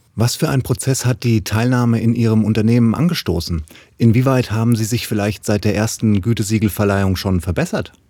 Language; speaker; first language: German; native; German